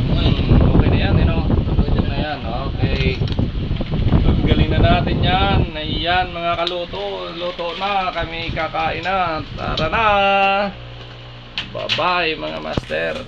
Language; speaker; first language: Filipino; non-native, local second language; Hiligaynon